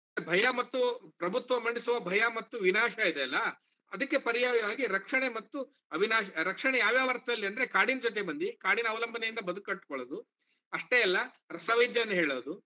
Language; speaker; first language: Kannada; native; Kannada